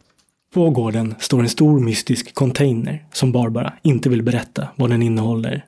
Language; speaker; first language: Swedish; native; Swedish